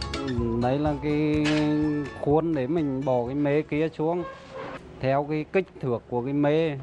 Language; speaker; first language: Vietnamese; native; Vietnamese